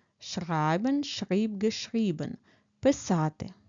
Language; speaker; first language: German; non-native, fluent; Ukrainian